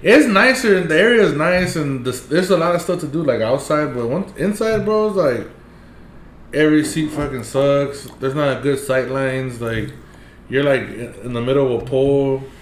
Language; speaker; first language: English; early bilingual, other home language; Spanish